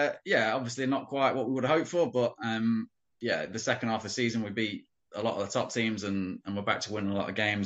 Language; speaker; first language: English; native; English